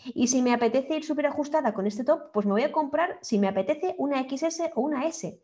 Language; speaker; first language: Spanish; native; Spanish